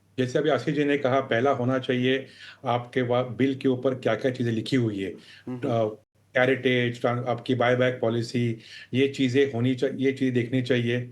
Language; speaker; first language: Hindi; non-native, local second language; Marathi